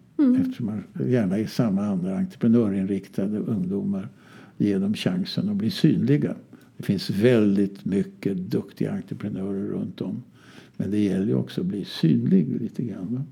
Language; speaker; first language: Swedish; native; Swedish